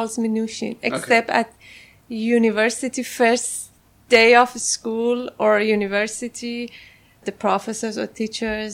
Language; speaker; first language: English; non-native, fluent; Persian